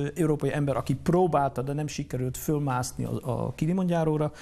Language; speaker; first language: Hungarian; non-native, fluent; Dutch